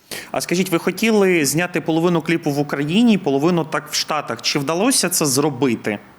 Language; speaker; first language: Ukrainian; native; Ukrainian